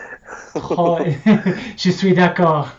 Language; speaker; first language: French; non-native, learner; English